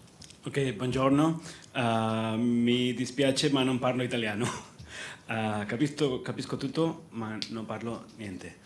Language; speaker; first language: Italian; non-native, learner; Spanish